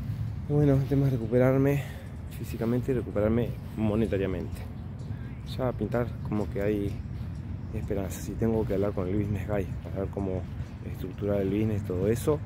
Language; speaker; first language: Spanish; native; Spanish